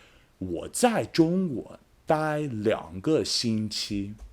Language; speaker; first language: Chinese; non-native, fluent; English